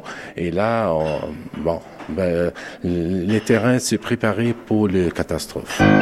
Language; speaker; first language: French; non-native, local second language; Arabic